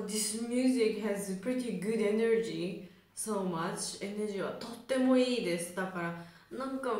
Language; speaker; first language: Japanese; non-native, learner; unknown